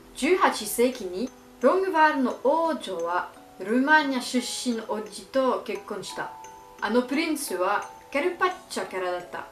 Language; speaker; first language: Japanese; non-native, learner; French